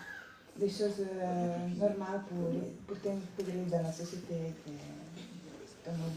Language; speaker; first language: French; non-native, learner; Italian